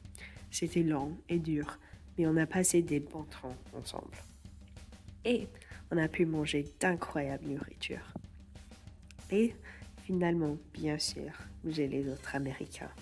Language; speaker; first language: French; non-native, fluent; English